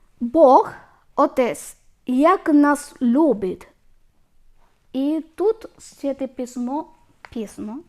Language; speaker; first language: Ukrainian; non-native, learner; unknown